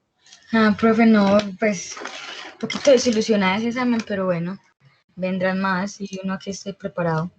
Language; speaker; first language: Spanish; native; Spanish